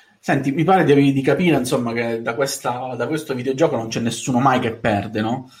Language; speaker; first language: Italian; native; Italian